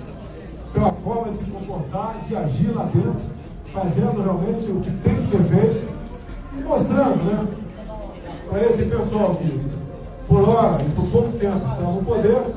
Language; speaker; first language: Portuguese; native; Portuguese